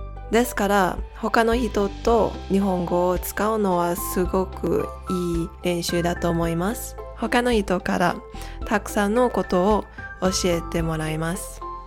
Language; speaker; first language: Japanese; non-native, learner; English